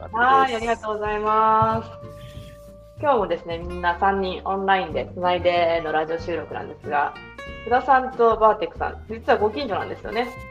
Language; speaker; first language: Japanese; native; Japanese